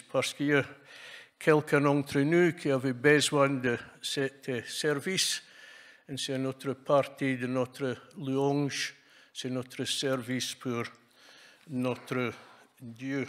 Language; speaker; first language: French; non-native, fluent; English